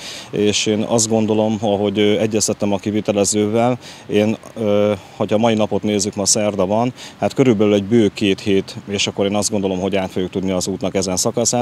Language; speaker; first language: Hungarian; native; Hungarian